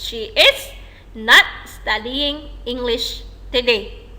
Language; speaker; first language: English; non-native, fluent; Indonesian